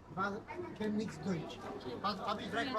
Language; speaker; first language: German; non-native, learner; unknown